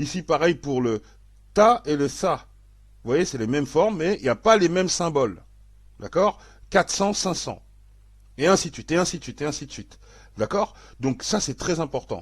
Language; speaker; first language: French; native; French